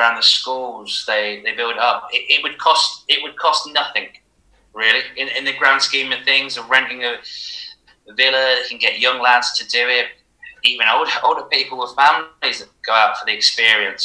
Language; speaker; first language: English; native; English